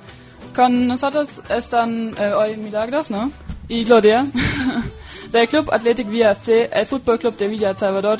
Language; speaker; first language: Spanish; non-native, fluent; German